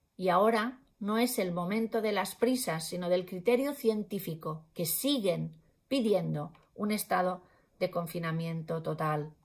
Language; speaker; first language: Spanish; non-native, local second language; Catalan